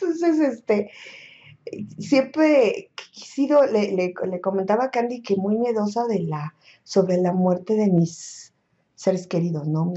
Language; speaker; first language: Spanish; native; Spanish